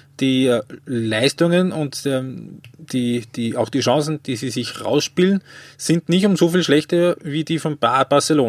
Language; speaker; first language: German; native; German